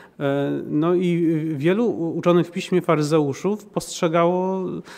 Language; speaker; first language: Polish; native; Polish